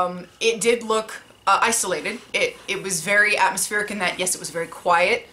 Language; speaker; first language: English; native; English